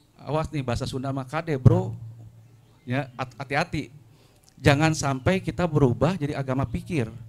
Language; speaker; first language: Indonesian; non-native, local second language; Sundanese